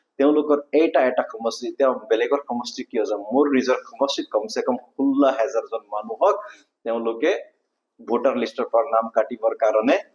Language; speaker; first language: Assamese; non-native, local second language; Nepali